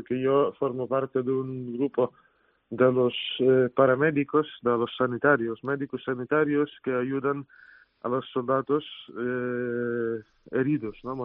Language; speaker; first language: Spanish; non-native, fluent; Ukrainian